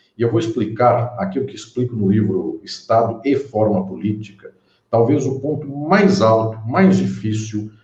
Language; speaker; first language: Portuguese; native; Portuguese